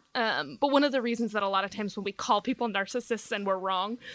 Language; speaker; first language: English; native; English